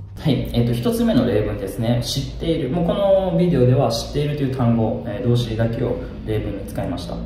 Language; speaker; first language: Japanese; native; Japanese